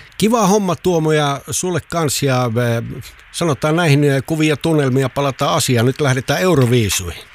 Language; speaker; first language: Finnish; native; Finnish